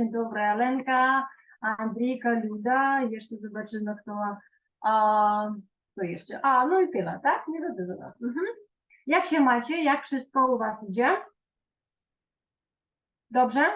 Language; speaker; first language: Polish; non-native, fluent; Ukrainian